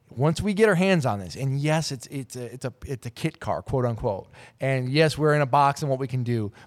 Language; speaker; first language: English; native; English